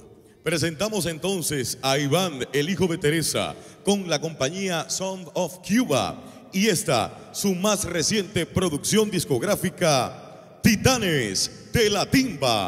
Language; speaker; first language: Spanish; native; Spanish